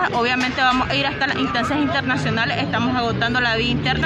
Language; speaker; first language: Spanish; native; Spanish